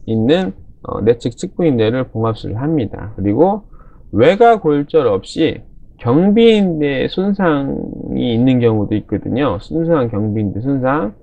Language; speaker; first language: Korean; native; Korean